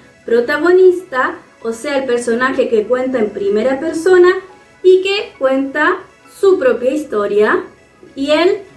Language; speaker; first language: Spanish; native; Spanish